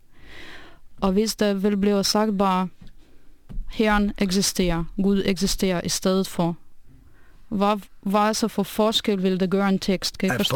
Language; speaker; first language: Danish; non-native, fluent; Russian